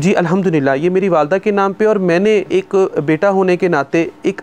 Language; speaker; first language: Urdu; native; Urdu